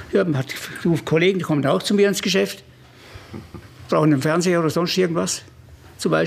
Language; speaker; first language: German; native; German